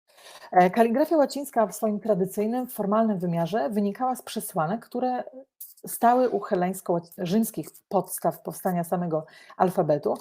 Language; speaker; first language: Polish; native; Polish